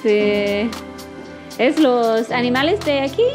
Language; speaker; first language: Spanish; non-native, learner; English